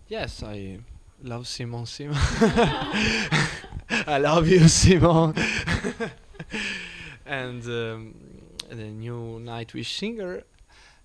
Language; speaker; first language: English; non-native, learner; Italian